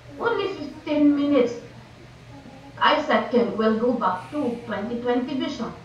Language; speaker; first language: English; non-native, local second language; Filipino